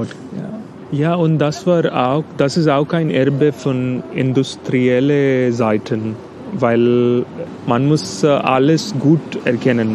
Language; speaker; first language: German; non-native, learner; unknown